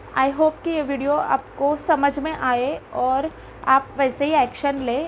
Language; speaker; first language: Hindi; non-native, local second language; Marathi